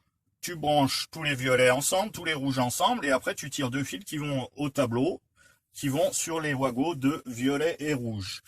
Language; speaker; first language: French; native; French